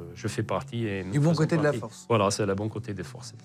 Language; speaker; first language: French; non-native, fluent; Hungarian